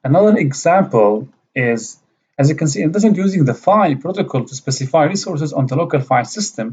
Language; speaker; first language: English; non-native, fluent; Arabic